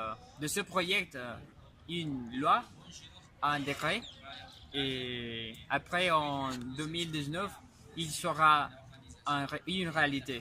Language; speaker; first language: French; non-native, learner; Spanish